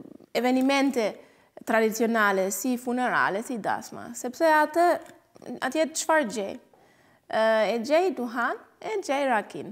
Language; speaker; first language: Albanian; non-native, fluent; German